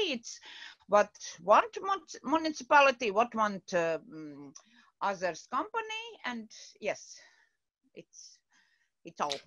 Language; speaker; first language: English; non-native, learner; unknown